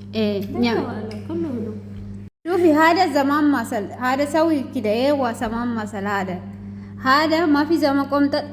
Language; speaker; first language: Arabic; non-native, learner; Amharic